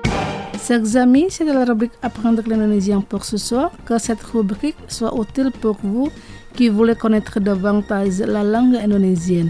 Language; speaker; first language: French; non-native, fluent; Indonesian